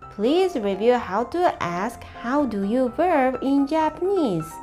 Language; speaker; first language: English; non-native, fluent; Japanese